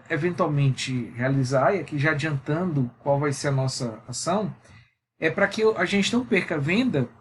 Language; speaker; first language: Portuguese; native; Portuguese